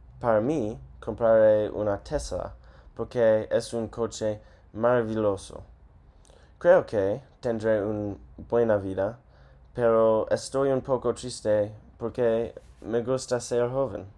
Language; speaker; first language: Spanish; non-native, learner; English